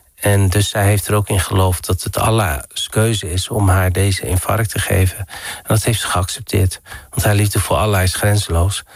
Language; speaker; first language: Dutch; early bilingual, other home language; Riffian